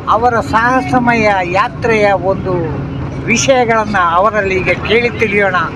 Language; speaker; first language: Kannada; native; Kannada